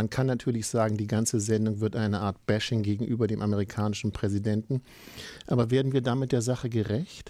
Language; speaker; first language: German; native; German